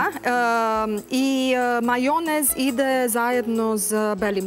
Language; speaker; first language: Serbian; non-native, learner; Romanian